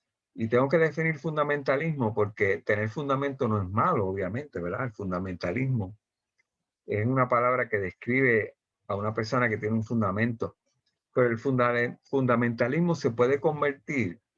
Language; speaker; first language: Spanish; native; Spanish